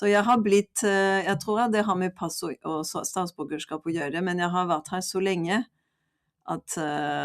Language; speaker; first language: Norwegian; non-native, fluent; French